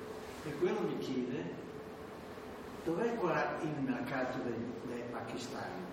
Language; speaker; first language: Italian; non-native, learner; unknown